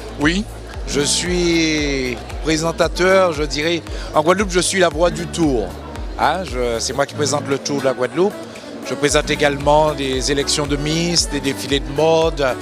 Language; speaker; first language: French; native; French